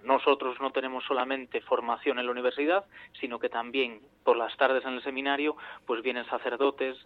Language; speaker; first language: Spanish; native; Spanish